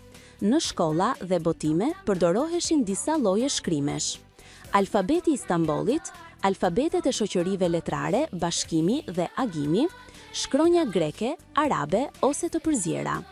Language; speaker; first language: Albanian; native; Albanian